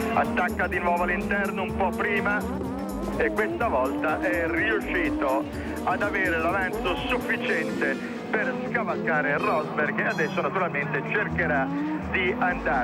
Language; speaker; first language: Italian; native; Italian